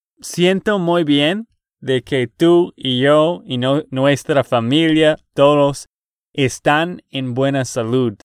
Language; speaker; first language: Spanish; non-native, fluent; English